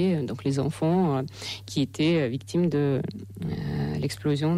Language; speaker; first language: French; non-native, fluent; Russian